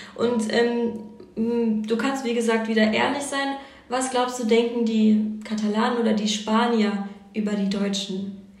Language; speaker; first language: German; native; German